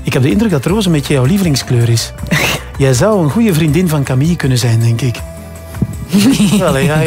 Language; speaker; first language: Dutch; native; Dutch